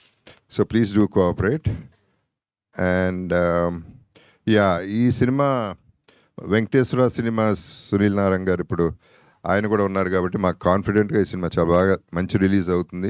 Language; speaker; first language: Telugu; native; Telugu